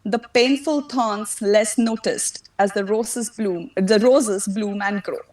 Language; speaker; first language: English; non-native, local second language; Marathi